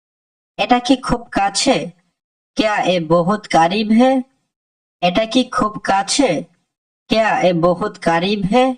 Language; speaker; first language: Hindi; non-native, fluent; Bangla